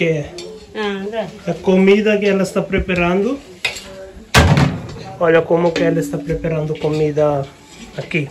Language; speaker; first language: Portuguese; non-native, learner; Hindi